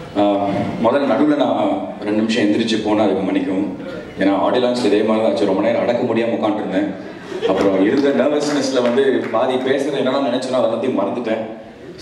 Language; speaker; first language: Tamil; native; Tamil